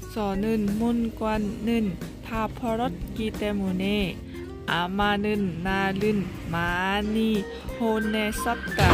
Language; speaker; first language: Korean; non-native, learner; Lao